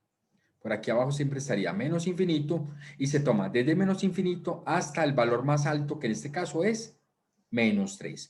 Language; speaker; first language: Spanish; native; Spanish